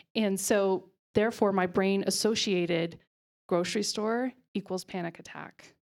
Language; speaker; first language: English; native; English